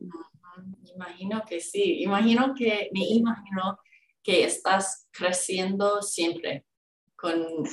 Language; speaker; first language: Spanish; non-native, fluent; English